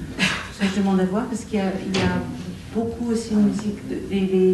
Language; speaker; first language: French; native; French